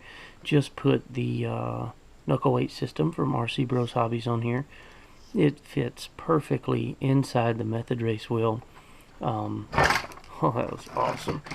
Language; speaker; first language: English; native; English